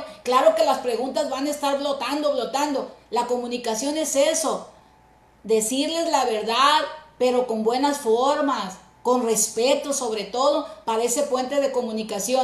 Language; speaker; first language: Spanish; native; Spanish